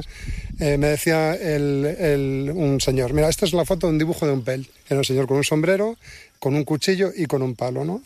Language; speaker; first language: Spanish; native; Spanish